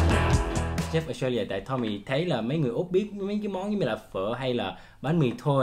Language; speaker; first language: Vietnamese; early bilingual, heritage; Vietnamese